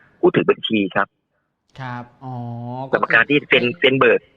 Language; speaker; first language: Thai; native; Thai